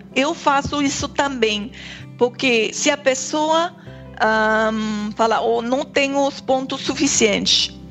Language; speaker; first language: Portuguese; non-native, fluent; English